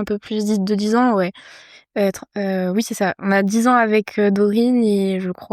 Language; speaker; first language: French; native; French